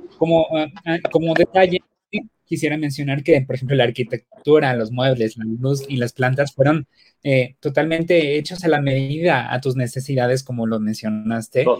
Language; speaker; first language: Spanish; native; Spanish